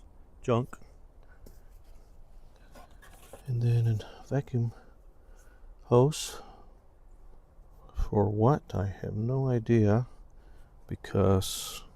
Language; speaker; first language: English; native; English